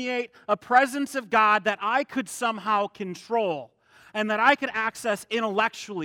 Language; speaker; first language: English; native; English